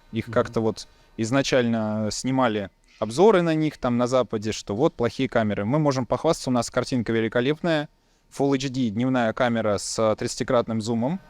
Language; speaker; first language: Russian; native; Russian